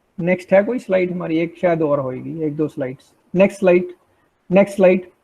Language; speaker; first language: Hindi; non-native, local second language; Punjabi